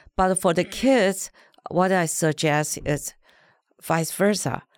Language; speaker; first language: English; non-native, learner; Chinese